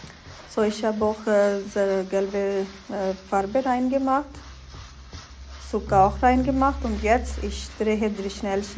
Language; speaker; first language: German; non-native, learner; Hindi